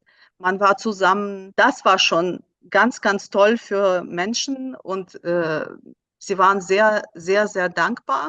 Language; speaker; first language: German; non-native, fluent; Russian